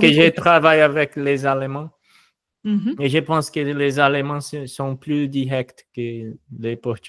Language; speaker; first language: French; non-native, fluent; Portuguese